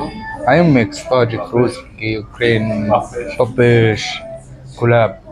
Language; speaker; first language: English; non-native, fluent; Arabic